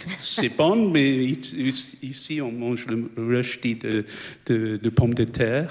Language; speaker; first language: French; non-native, fluent; English